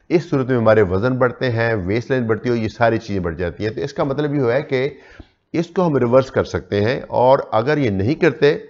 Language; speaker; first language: Urdu; non-native, local second language; Punjabi